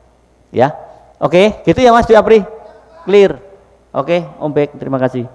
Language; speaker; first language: Indonesian; native; Indonesian